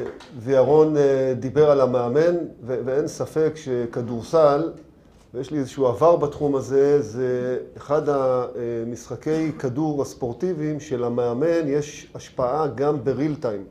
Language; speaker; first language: Hebrew; native; Hebrew